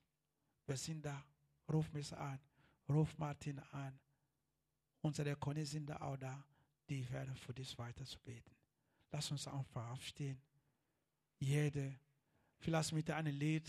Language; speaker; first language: German; non-native, learner; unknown